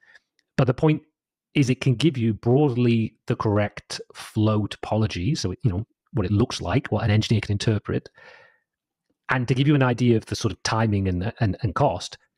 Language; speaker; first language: English; native; English